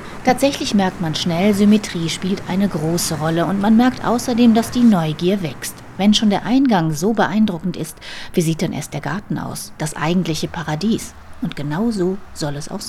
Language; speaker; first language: German; native; German